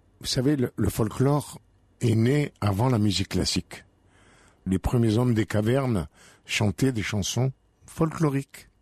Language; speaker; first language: French; native; French